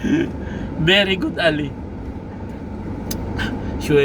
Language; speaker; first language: English; non-native, local second language; Arabic